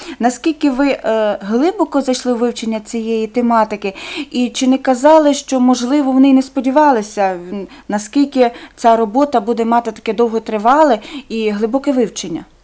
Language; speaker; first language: Ukrainian; native; Ukrainian